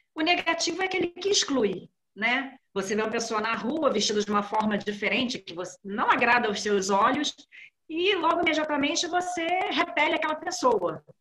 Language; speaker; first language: Portuguese; native; Portuguese